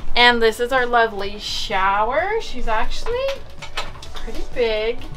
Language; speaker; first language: English; native; English